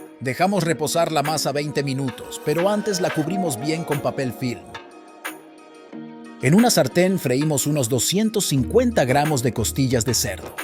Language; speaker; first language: Spanish; native; Spanish